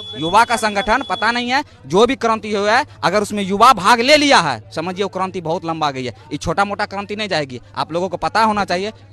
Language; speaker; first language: Hindi; native; Hindi